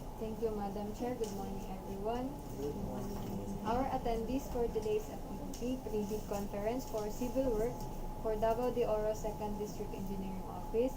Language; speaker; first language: English; non-native, local second language; Cebuano